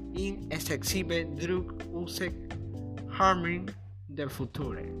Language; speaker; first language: English; non-native, learner; Spanish